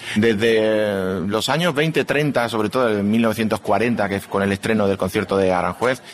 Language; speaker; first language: Spanish; native; Spanish